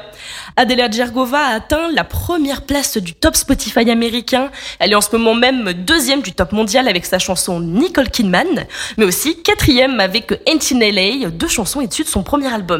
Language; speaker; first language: French; native; French